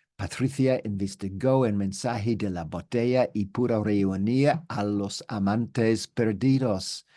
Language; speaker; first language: Spanish; non-native, learner; English